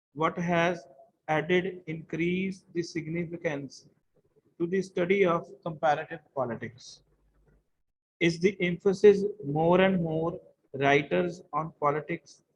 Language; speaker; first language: English; non-native, local second language; Punjabi